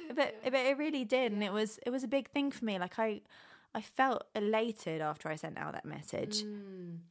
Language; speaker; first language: English; native; English